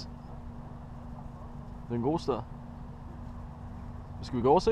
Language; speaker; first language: Danish; native; Danish